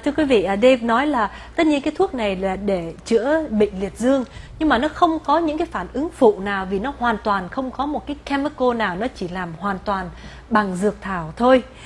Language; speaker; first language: Vietnamese; native; Vietnamese